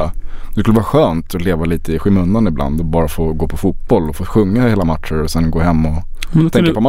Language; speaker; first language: Swedish; native; Swedish